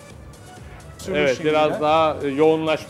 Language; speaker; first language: Turkish; native; Turkish